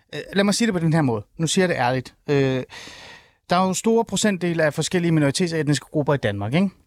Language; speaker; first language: Danish; non-native, fluent; Turkish